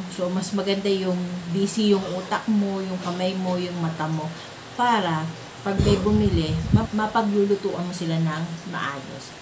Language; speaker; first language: Filipino; native; Filipino